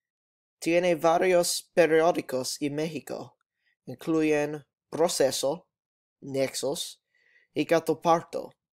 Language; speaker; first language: Spanish; non-native, learner; English